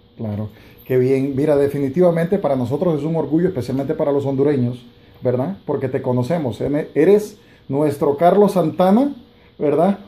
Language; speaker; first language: Spanish; native; Spanish